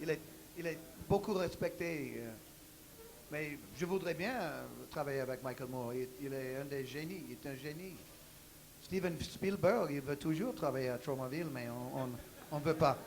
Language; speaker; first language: French; non-native, learner; English